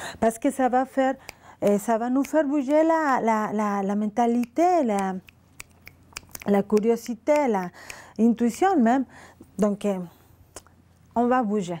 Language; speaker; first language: French; non-native, learner; Spanish